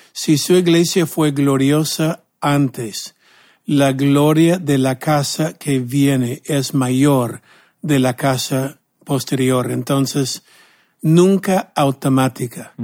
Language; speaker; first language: Spanish; non-native, fluent; English